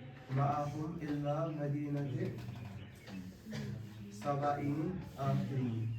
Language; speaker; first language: Arabic; non-native, learner; Urdu